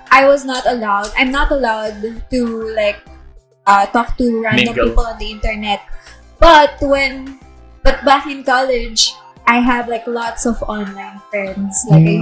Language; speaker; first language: English; non-native, local second language; Filipino